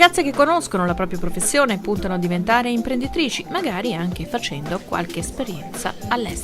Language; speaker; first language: Italian; native; Italian